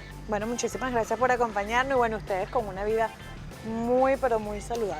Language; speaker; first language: Spanish; native; Spanish